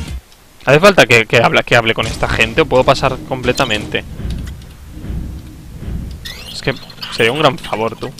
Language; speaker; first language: Spanish; native; Spanish